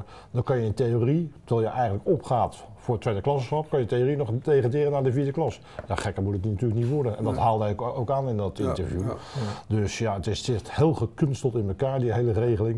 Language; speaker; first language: Dutch; native; Dutch